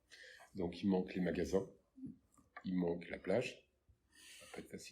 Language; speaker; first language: French; native; French